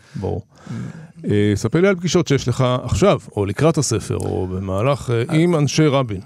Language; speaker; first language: Hebrew; native; Hebrew